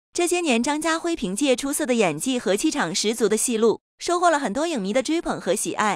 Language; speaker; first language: Chinese; native; Chinese